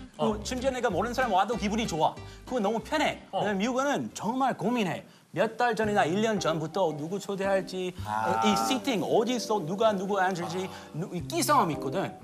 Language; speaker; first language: Korean; non-native, fluent; English